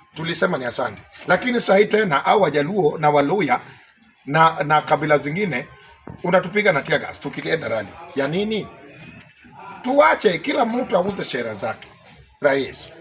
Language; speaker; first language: Swahili; non-native, local second language; Luo (Kenya and Tanzania)